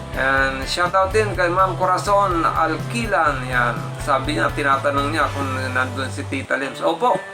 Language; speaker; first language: Filipino; non-native, local second language; Bikol